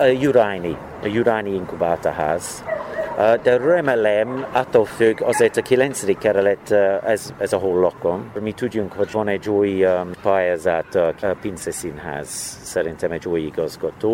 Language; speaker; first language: Hungarian; non-native, learner; English